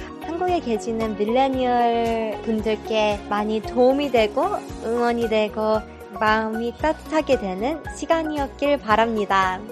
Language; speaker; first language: Korean; early bilingual, heritage; Korean